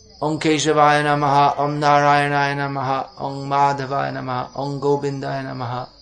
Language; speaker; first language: Bangla; non-native, fluent; English